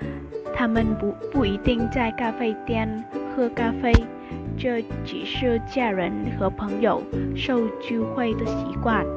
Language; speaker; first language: Chinese; non-native, fluent; Vietnamese